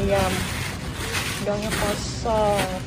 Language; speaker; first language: Indonesian; native; Indonesian